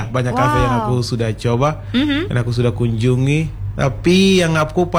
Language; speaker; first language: Indonesian; non-native, learner; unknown